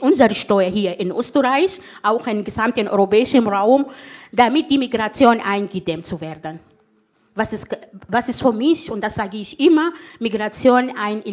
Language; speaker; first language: German; non-native, fluent; Arabic